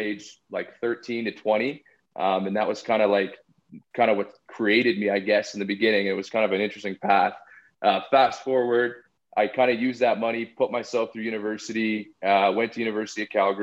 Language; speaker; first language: English; native; English